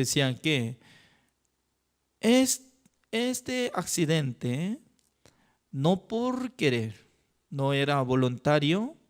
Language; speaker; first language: Spanish; non-native, fluent; Korean